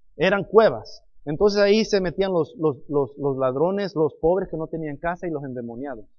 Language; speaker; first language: Spanish; non-native, fluent; English